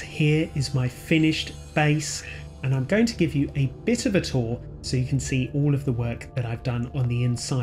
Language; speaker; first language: English; native; English